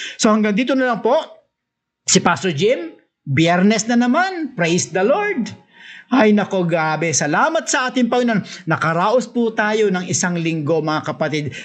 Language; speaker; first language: Filipino; non-native, local second language; Cebuano